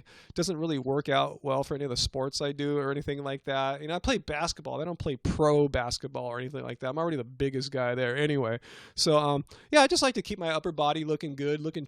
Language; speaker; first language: English; native; English